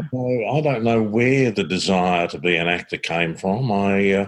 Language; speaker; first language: English; native; English